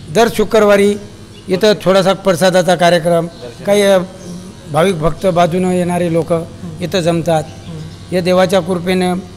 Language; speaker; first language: Marathi; non-native, local second language; Lambadi